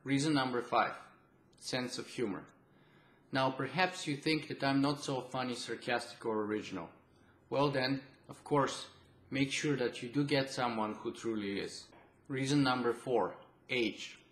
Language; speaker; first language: English; non-native, fluent; Bulgarian